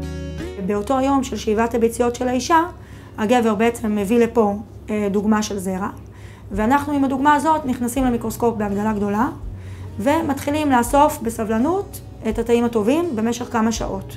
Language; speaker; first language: Hebrew; native; Hebrew